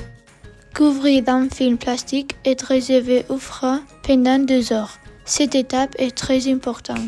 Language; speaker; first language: French; non-native, learner; English